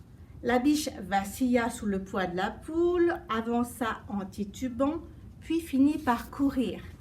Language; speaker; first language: French; native; French